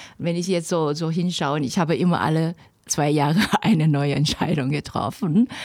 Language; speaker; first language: German; non-native, fluent; Chinese